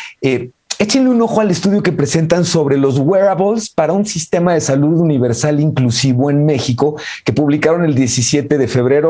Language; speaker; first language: Spanish; native; Spanish